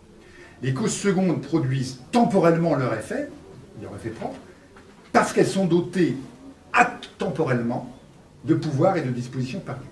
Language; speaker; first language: French; native; French